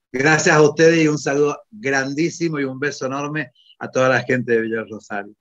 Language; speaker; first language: Spanish; non-native, fluent; Italian